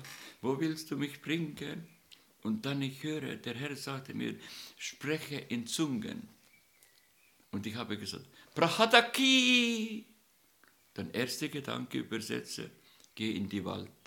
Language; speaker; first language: German; non-native, learner; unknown